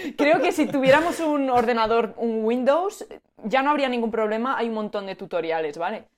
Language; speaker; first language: Spanish; native; Spanish